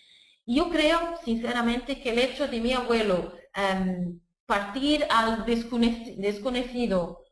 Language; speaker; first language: Spanish; non-native, fluent; Portuguese